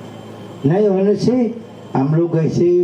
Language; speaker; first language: Hindi; non-native, local second language; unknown